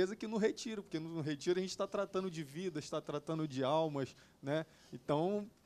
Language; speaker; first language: Portuguese; native; Portuguese